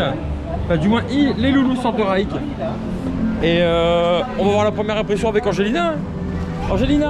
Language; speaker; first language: French; native; French